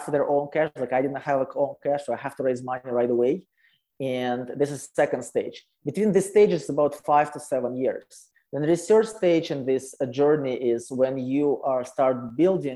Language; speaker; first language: English; non-native, fluent; Russian